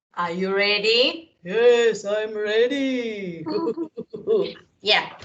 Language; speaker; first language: English; non-native, fluent; Spanish